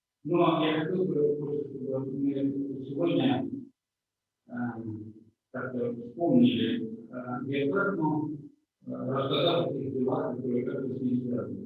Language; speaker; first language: Russian; native; Russian